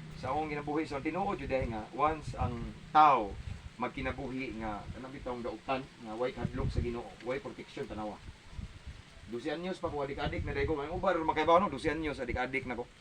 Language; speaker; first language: Cebuano; native; Cebuano